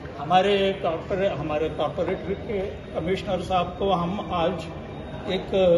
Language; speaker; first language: Hindi; non-native, local second language; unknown